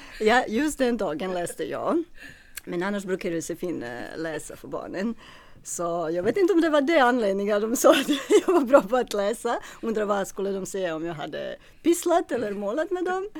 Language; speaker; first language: Swedish; non-native, fluent; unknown